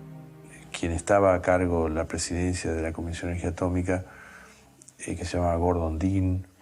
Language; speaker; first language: Spanish; native; Spanish